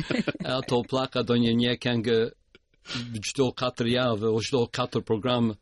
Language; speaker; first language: Albanian; early bilingual, heritage; Albanian